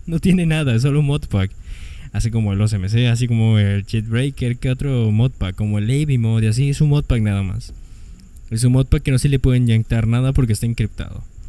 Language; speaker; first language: Spanish; native; Spanish